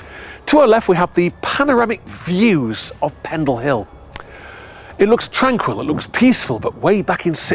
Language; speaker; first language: English; native; English